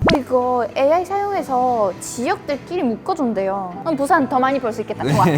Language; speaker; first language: Korean; non-native, fluent; Polish